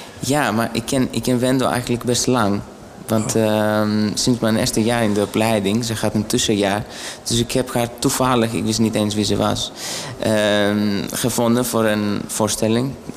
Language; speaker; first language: Dutch; non-native, fluent; Greek